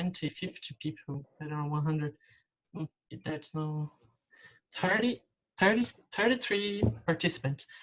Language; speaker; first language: English; non-native, fluent; Portuguese